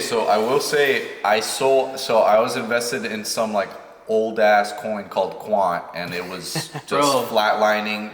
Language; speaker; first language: English; native; English